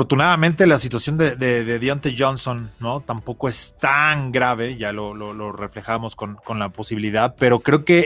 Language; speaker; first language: Spanish; native; Spanish